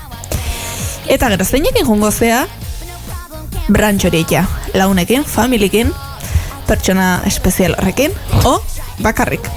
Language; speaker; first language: Basque; native; Basque